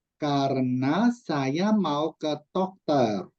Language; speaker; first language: Indonesian; non-native, fluent; Chinese